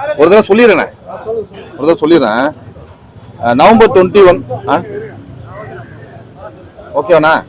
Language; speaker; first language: Tamil; native; Tamil